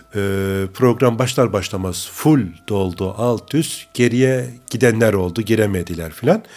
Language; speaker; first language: Turkish; native; Turkish